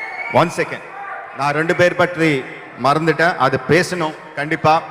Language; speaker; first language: Tamil; non-native, local second language; Telugu